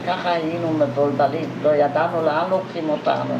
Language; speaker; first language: Hebrew; non-native, fluent; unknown